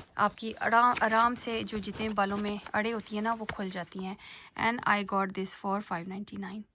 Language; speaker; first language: Urdu; native; Urdu